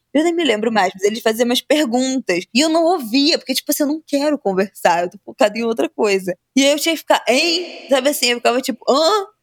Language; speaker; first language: Portuguese; native; Portuguese